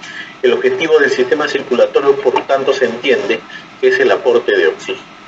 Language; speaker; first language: Spanish; native; Spanish